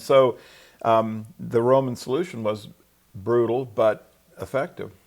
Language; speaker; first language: English; native; English